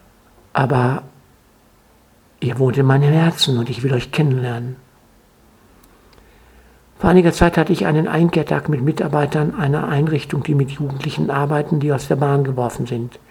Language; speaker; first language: German; native; German